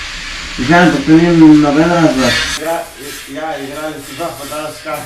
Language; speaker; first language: Slovenian; early bilingual, other home language; Polish